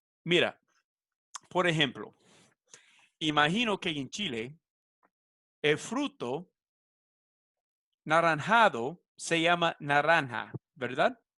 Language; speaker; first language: Spanish; non-native, fluent; English